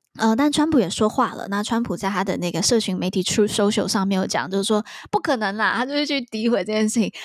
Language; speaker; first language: Chinese; native; Chinese